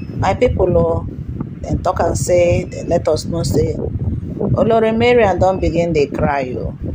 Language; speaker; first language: Nigerian Pidgin; non-native, local second language; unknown